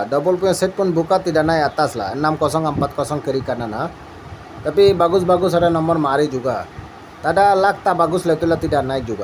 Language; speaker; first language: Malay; non-native, learner; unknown